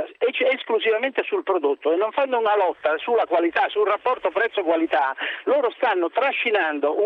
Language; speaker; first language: Italian; native; Italian